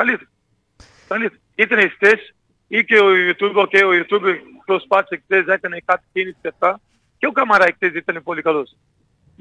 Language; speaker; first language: Greek; non-native, learner; Portuguese